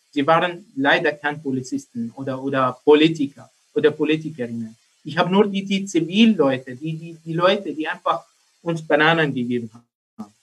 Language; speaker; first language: German; non-native, learner; Arabic